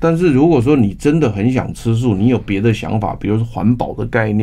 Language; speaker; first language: Chinese; native; Chinese